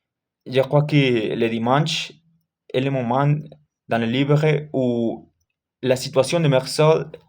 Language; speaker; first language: French; non-native, learner; Spanish